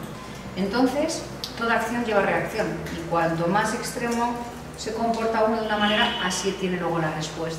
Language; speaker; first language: Spanish; native; Spanish